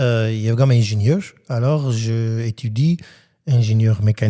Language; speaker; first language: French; non-native, learner; Armenian